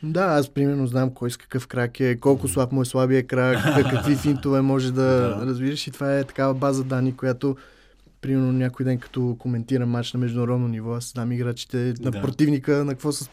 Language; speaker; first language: Bulgarian; native; Bulgarian